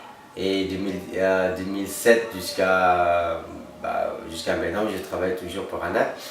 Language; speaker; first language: French; non-native, fluent; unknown